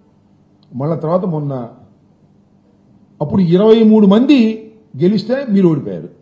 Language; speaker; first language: Telugu; native; Telugu